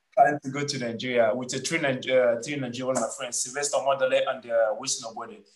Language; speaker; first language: English; non-native, local second language; Igbo